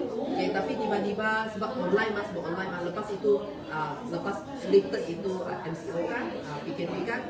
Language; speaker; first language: Malay; non-native, local second language; Chinese